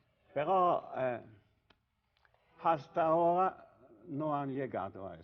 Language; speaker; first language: Spanish; non-native, learner; Italian